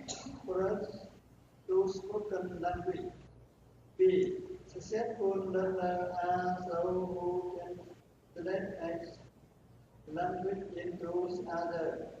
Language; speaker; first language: English; non-native, learner; Vietnamese